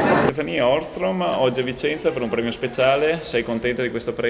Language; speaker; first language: Italian; native; Italian